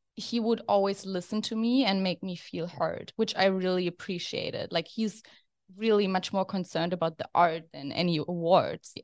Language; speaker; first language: English; non-native, fluent; German